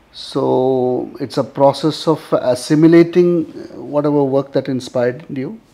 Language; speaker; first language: English; non-native, local second language; Malayalam